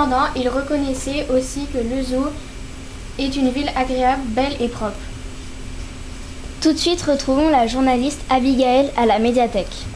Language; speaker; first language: French; native; French